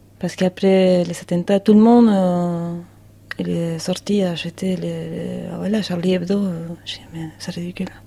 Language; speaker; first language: French; non-native, fluent; Spanish